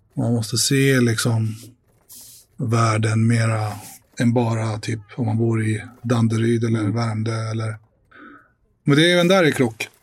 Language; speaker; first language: Swedish; early bilingual, other home language; Arabic